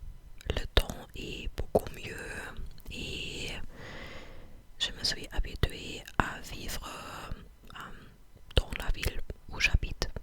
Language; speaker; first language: French; non-native, fluent; English